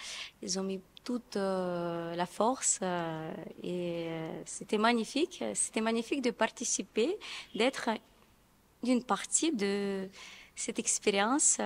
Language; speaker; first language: French; non-native, fluent; Russian